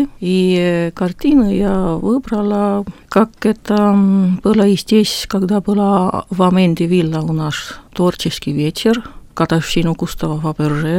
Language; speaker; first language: Russian; non-native, local second language; Estonian